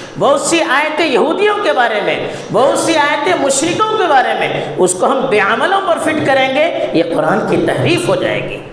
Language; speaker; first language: Urdu; non-native, local second language; Konkani